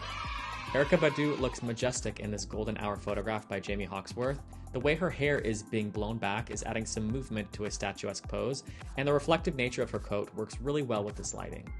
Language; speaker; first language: English; native; English